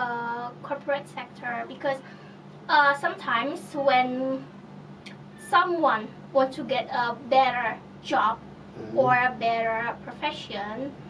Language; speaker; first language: English; non-native, fluent; Indonesian